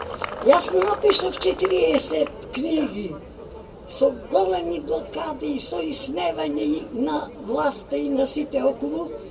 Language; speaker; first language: Macedonian; native; Macedonian